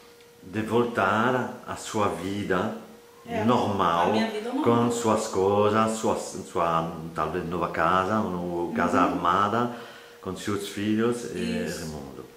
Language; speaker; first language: Portuguese; non-native, fluent; French